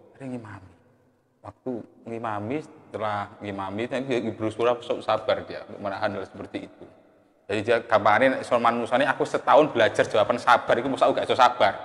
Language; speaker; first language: Indonesian; non-native, local second language; Javanese